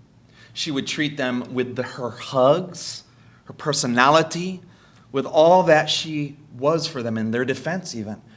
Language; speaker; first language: English; native; English